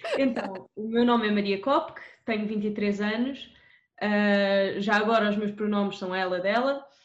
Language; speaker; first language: Portuguese; early bilingual, other home language; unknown